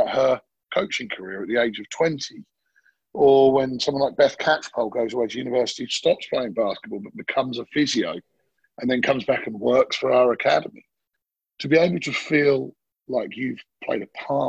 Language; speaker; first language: English; native; English